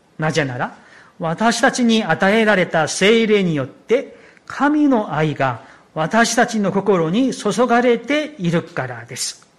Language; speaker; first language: Japanese; non-native, fluent; Korean